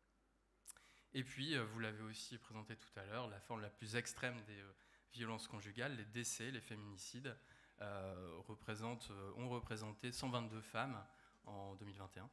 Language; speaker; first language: French; native; French